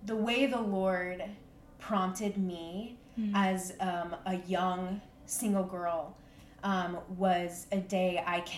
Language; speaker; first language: English; native; English